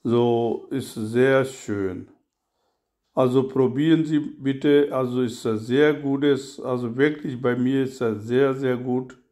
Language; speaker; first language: German; non-native, learner; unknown